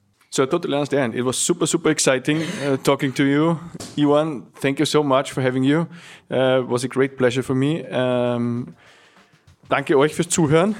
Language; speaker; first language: English; non-native, fluent; German